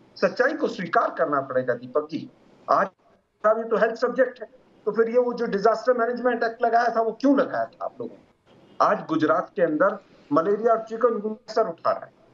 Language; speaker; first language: Hindi; native; Hindi